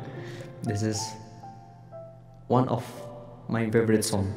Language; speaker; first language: English; non-native, learner; Indonesian